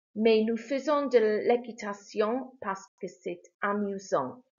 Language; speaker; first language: French; non-native, fluent; English